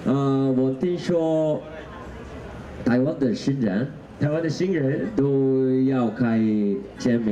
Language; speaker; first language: Chinese; non-native, learner; Japanese